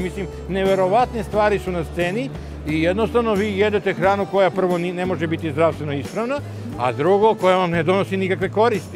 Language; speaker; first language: Serbian; native; Serbian